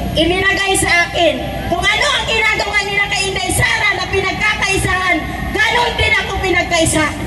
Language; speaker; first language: Filipino; non-native, local second language; Waray